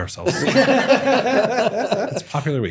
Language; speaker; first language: English; native; English